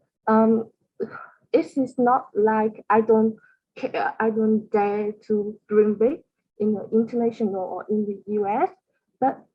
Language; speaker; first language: English; non-native, learner; Vietnamese